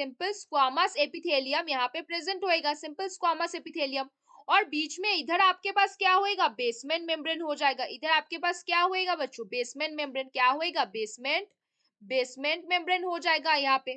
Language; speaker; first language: Hindi; native; Hindi